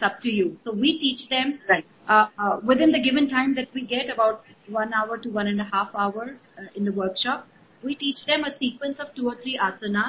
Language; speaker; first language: English; non-native, local second language; Hindi